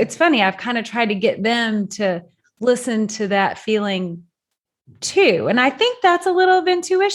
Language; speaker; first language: English; native; English